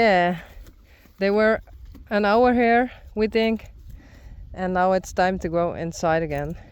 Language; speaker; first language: English; non-native, learner; Western Frisian